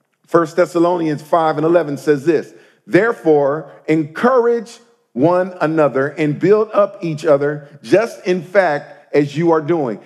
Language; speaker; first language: English; native; English